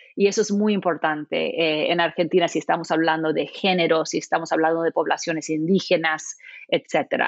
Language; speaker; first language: Spanish; non-native, fluent; English